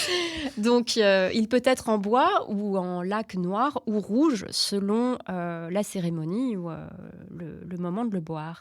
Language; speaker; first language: French; native; French